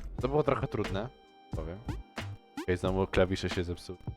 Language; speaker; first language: Polish; native; Polish